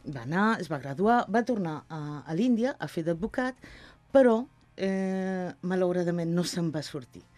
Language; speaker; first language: Catalan; non-native, local second language; Spanish